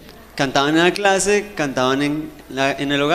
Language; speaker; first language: Spanish; native; Spanish